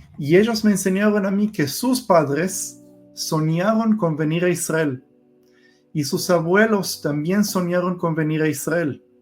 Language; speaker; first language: Spanish; early bilingual, heritage; Hebrew